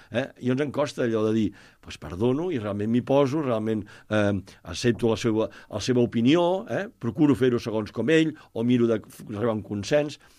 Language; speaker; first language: Catalan; native; Catalan